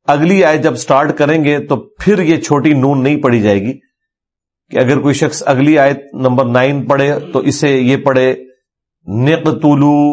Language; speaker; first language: Urdu; non-native, local second language; Punjabi